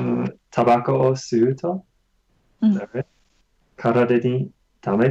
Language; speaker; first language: Japanese; non-native, learner; English